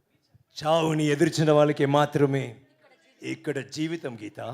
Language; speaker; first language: Telugu; non-native, learner; Tamil